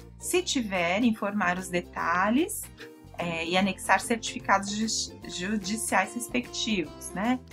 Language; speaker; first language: Portuguese; native; Portuguese